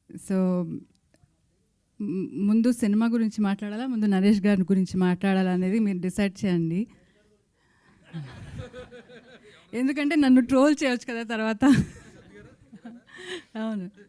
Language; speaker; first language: Telugu; non-native, local second language; Kannada